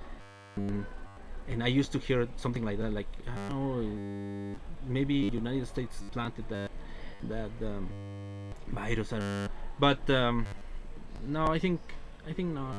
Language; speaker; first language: English; non-native, learner; Spanish